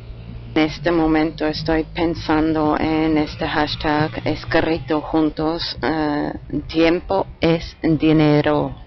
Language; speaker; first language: Spanish; non-native, fluent; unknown